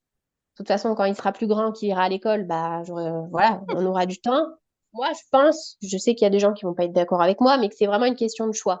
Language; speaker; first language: French; native; French